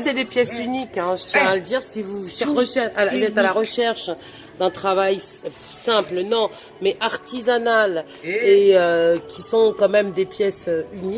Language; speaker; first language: French; native; French